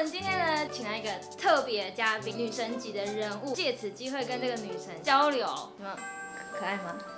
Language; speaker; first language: Chinese; native; Chinese